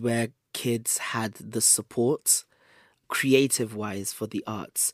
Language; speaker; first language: English; native; English